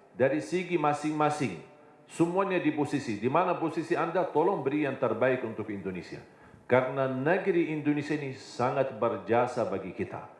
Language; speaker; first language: Indonesian; non-native, fluent; Arabic